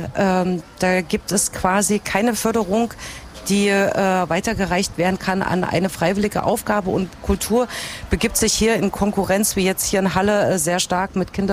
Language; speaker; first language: German; native; German